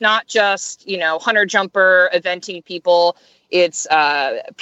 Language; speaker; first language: English; native; English